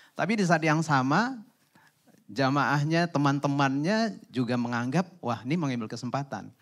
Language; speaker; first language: Indonesian; native; Indonesian